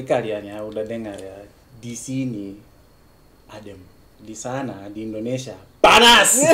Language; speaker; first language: Indonesian; non-native, fluent; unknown